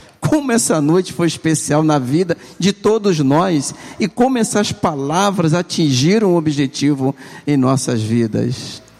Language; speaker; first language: Portuguese; native; Portuguese